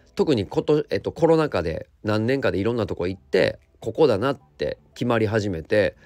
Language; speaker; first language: Japanese; native; Japanese